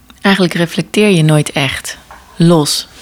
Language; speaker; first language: Dutch; native; Dutch